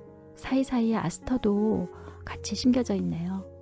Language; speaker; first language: Korean; native; Korean